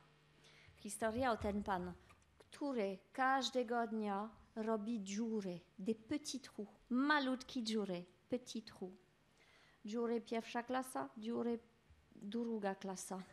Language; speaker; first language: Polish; non-native, learner; French